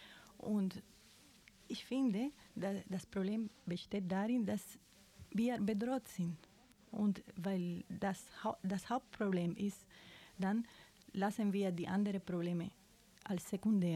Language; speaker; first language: German; non-native, fluent; Spanish